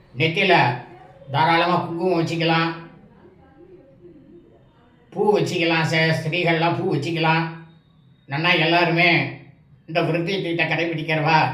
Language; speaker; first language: Tamil; native; Tamil